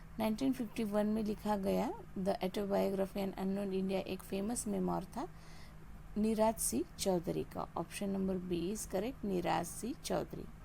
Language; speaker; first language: Hindi; non-native, local second language; Marathi